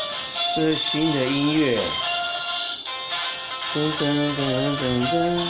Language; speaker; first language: Chinese; native; Chinese